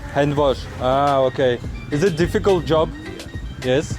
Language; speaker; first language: English; non-native, learner; Russian